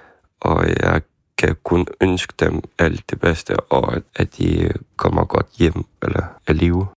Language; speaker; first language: Danish; non-native, fluent; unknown